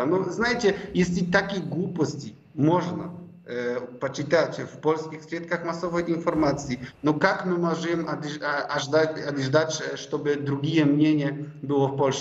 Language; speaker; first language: Russian; non-native, fluent; Polish